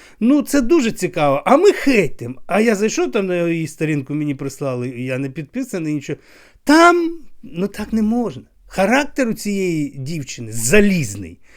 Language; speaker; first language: Ukrainian; native; Ukrainian